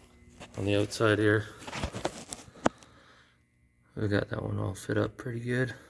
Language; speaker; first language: English; native; English